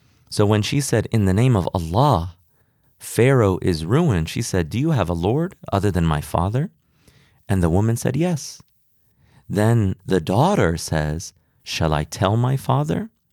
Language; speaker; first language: English; native; English